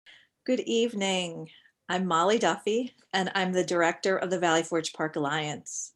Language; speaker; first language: English; native; English